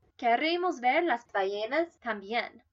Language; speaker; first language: Spanish; non-native, learner; English